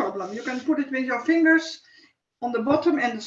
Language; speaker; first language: English; non-native, learner; Dutch